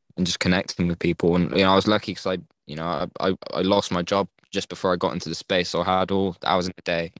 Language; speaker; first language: English; native; English